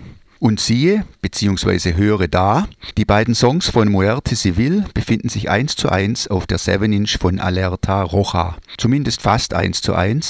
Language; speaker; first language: German; native; German